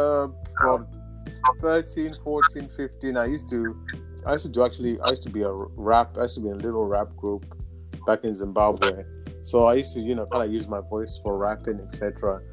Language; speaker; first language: English; non-native, local second language; Shona